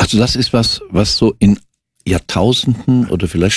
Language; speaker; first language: German; native; German